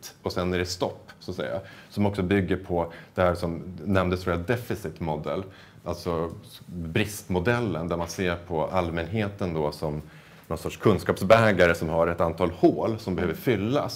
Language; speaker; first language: Swedish; native; Swedish